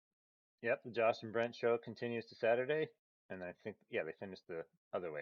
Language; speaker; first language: English; native; English